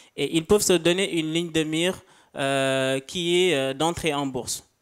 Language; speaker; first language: French; non-native, local second language; Wolof